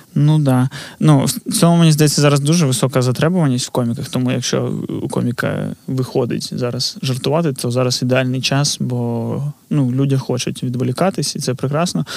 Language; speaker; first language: Ukrainian; non-native, local second language; Russian